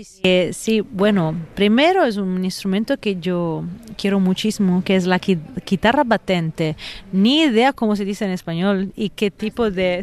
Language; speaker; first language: Spanish; non-native, fluent; Italian